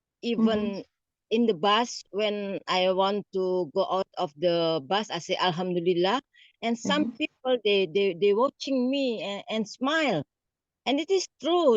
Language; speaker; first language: English; non-native, learner; Indonesian